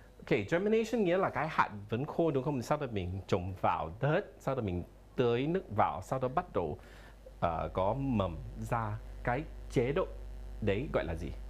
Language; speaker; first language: Vietnamese; non-native, fluent; English